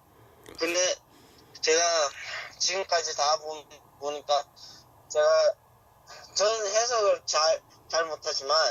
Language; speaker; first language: Korean; early bilingual, heritage; Korean